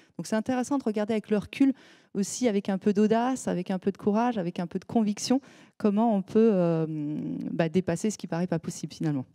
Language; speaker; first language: French; native; French